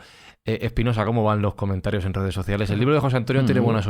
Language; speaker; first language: Spanish; native; Spanish